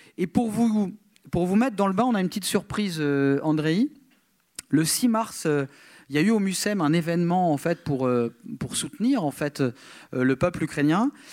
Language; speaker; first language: French; native; French